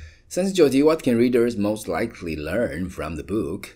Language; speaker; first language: English; non-native, fluent; Chinese